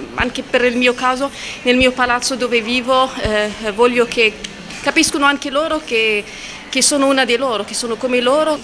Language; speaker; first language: Italian; non-native, fluent; Arabic